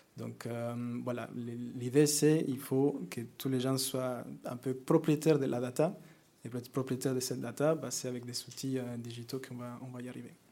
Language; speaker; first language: French; non-native, fluent; Spanish